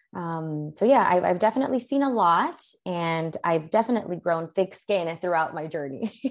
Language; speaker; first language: English; early bilingual, other home language; Spanish